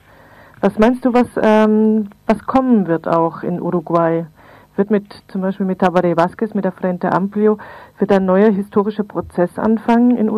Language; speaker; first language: German; native; German